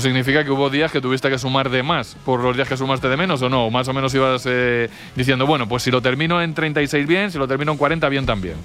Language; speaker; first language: Spanish; native; Spanish